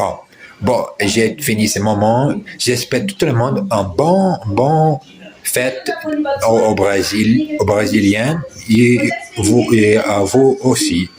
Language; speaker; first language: French; non-native, learner; Portuguese